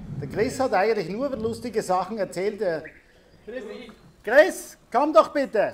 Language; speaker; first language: German; native; German